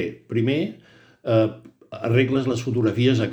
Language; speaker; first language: Catalan; native; Catalan